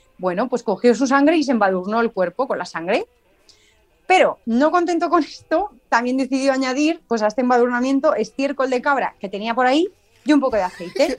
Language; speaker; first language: Spanish; native; Spanish